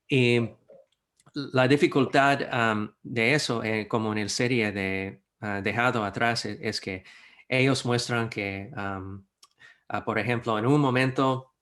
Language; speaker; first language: Spanish; non-native, fluent; English